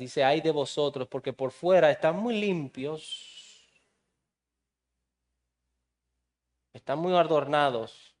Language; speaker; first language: Spanish; native; Spanish